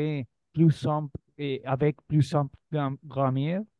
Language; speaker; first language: French; non-native, learner; Spanish